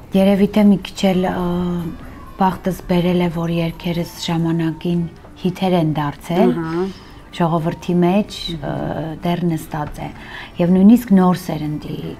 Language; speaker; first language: Armenian; native; Armenian